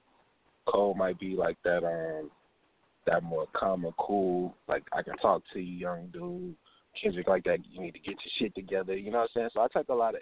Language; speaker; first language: English; native; English